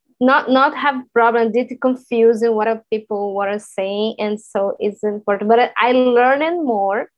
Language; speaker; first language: English; non-native, learner; Portuguese